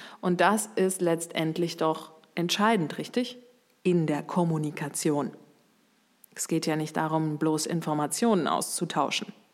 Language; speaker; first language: German; native; German